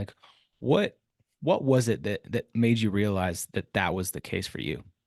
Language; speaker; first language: English; native; English